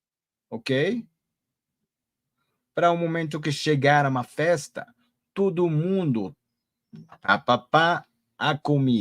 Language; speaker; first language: Portuguese; non-native, learner; Spanish